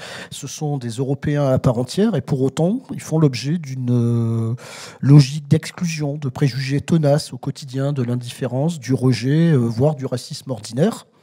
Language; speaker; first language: French; native; French